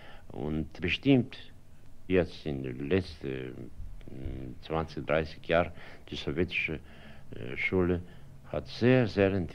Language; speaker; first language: German; non-native, fluent; Russian